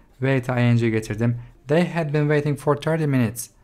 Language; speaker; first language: English; non-native, fluent; Turkish